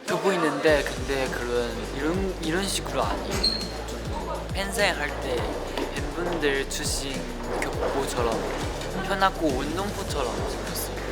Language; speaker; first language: Korean; non-native, learner; Chinese